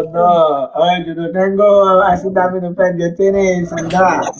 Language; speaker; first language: Spanish; non-native, learner; Haitian Creole